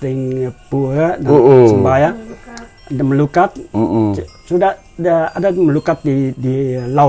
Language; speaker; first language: Indonesian; non-native, learner; Dutch